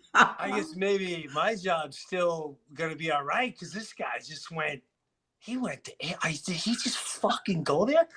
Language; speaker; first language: English; native; English